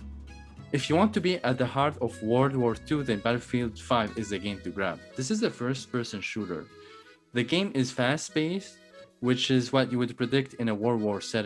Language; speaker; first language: English; non-native, fluent; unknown